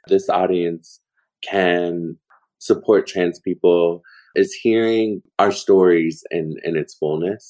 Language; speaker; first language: English; native; English